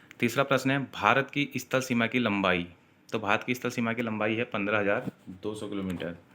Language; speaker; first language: Hindi; native; Hindi